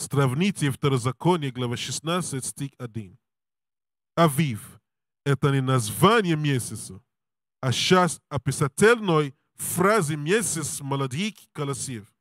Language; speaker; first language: Russian; non-native, learner; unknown